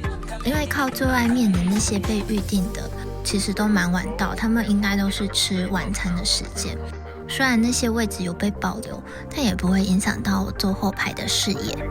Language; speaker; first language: Chinese; native; Chinese